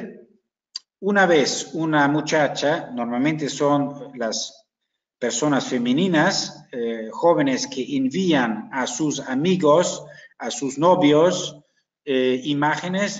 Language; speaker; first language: Spanish; non-native, fluent; German